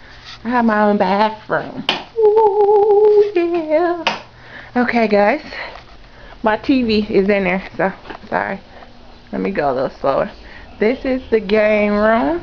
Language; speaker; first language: English; native; English